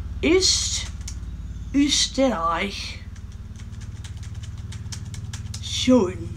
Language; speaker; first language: German; non-native, learner; English